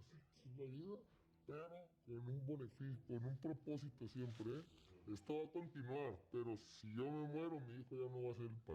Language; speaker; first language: Spanish; native; Spanish